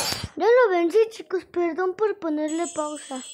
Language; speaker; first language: Spanish; native; Spanish